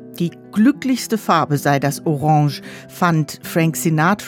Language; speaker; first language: German; native; German